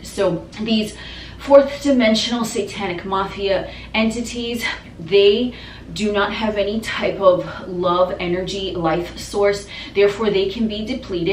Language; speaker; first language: English; native; English